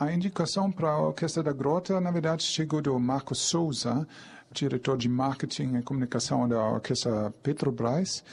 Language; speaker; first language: Portuguese; non-native, fluent; German